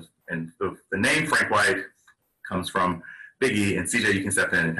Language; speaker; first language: English; native; English